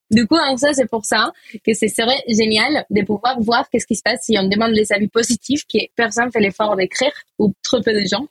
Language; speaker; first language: French; non-native, fluent; Spanish